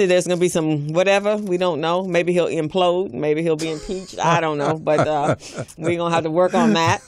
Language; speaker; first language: English; native; English